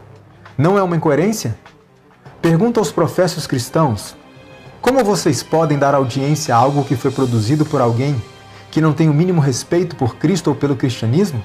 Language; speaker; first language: Portuguese; native; Portuguese